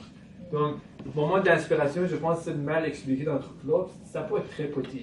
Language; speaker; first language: French; non-native, fluent; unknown